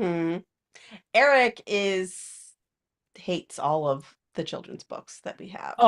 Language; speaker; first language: English; native; English